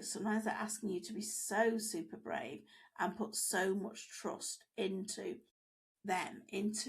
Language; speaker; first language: English; native; English